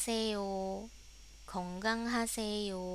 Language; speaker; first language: Korean; non-native, fluent; Indonesian